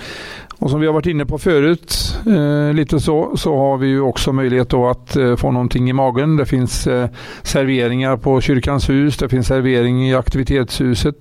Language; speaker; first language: Swedish; native; Swedish